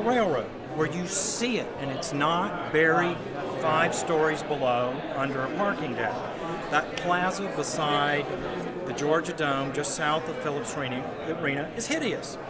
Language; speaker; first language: English; native; English